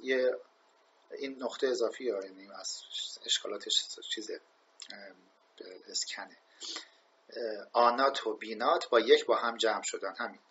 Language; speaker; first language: Persian; native; Persian